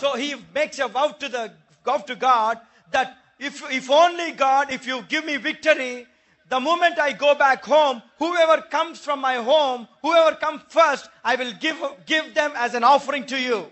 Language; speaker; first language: English; non-native, local second language; Telugu